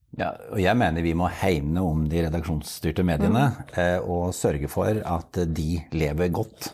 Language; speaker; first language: Norwegian; native; Norwegian